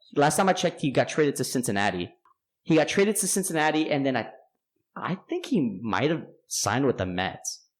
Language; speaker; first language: English; native; English